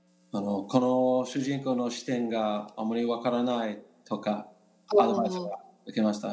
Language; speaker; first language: Japanese; non-native, learner; English